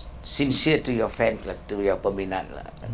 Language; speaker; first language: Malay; non-native, local second language; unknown